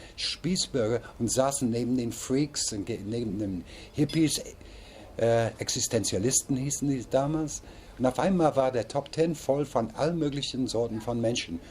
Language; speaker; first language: German; non-native, fluent; English